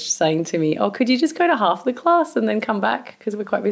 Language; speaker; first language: English; native; English